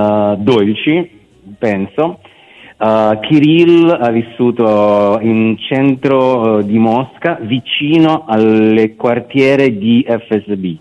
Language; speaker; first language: Italian; non-native, fluent; Russian